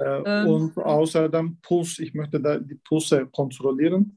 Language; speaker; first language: German; non-native, learner; Turkish